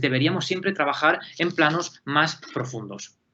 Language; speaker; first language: Spanish; native; Spanish